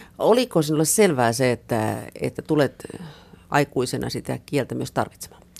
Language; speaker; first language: Finnish; native; Finnish